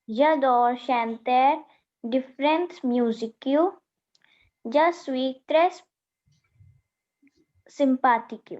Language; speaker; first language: French; non-native, learner; Hindi